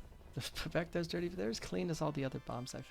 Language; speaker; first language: English; native; English